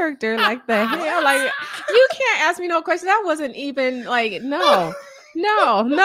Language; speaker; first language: English; native; English